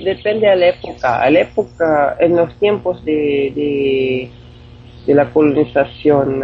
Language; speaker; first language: Spanish; non-native, fluent; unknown